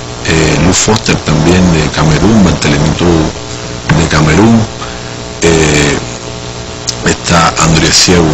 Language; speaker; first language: Spanish; native; Spanish